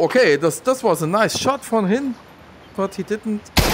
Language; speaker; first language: English; non-native, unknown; German